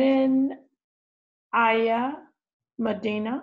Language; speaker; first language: Arabic; non-native, learner; English